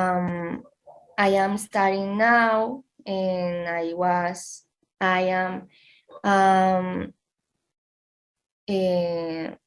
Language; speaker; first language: English; non-native, learner; Spanish